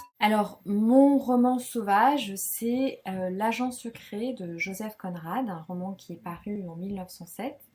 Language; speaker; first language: French; non-native, local second language; Kinyarwanda